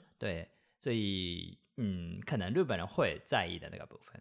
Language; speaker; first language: Chinese; non-native, fluent; Japanese